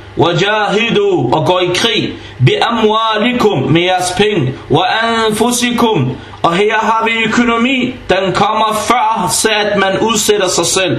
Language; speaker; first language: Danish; early bilingual, other home language; Arabic